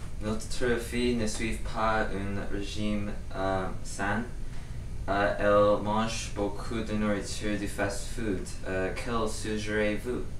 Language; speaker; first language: French; non-native, learner; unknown